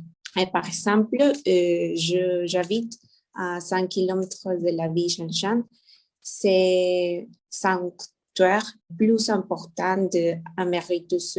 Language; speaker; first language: French; non-native, learner; Spanish